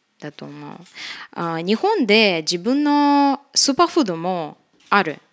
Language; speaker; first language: Japanese; non-native, fluent; Russian